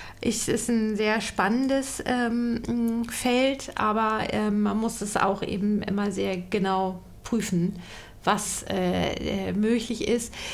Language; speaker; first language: German; native; German